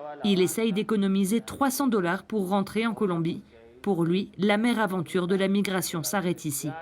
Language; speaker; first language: French; native; French